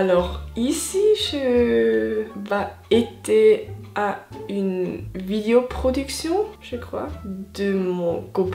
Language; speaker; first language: French; non-native, local second language; German